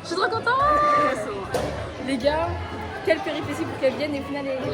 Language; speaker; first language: French; native; French